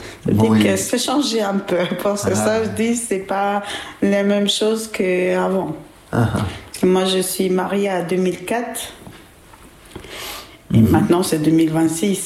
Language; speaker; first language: French; non-native, learner; Albanian